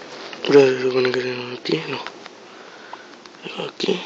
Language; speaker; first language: Spanish; native; Spanish